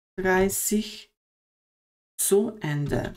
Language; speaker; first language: German; non-native, fluent; Bosnian